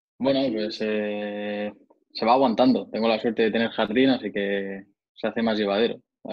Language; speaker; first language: Spanish; native; Spanish